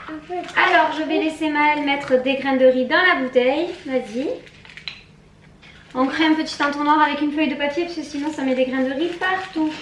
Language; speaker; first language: French; native; French